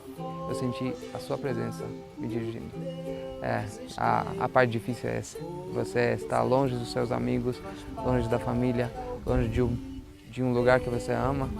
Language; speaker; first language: Portuguese; non-native, fluent; Albanian